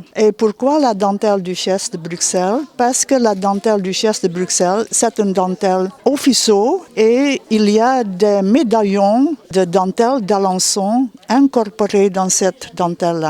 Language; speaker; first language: French; non-native, fluent; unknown